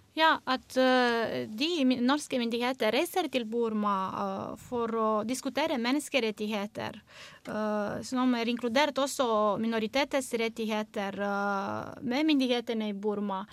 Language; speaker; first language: Norwegian; non-native, fluent; Romanian